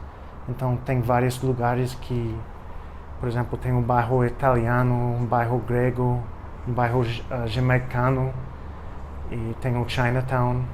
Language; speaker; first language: Portuguese; non-native, fluent; English